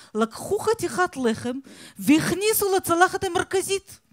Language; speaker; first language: Hebrew; non-native, fluent; Russian